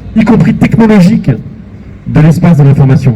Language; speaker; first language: French; native; French